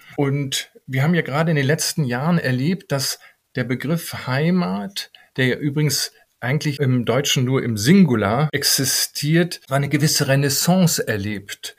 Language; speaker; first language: German; native; German